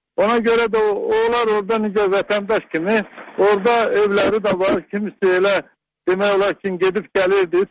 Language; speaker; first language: Azerbaijani; native; Azerbaijani